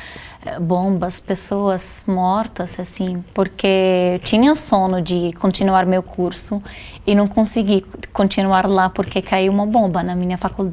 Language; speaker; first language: Portuguese; non-native, fluent; Arabic